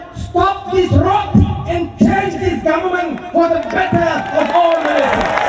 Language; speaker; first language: English; non-native, local second language; Malay